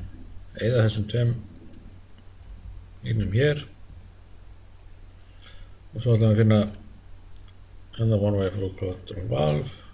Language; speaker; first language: Icelandic; native; Icelandic